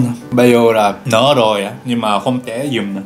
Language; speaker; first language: Vietnamese; non-native, learner; Japanese